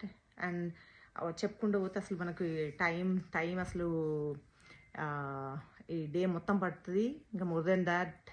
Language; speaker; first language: Telugu; native; Telugu